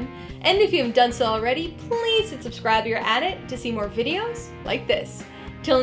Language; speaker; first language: English; native; English